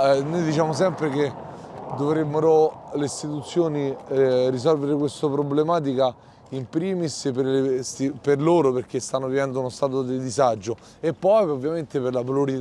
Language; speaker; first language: Italian; native; Italian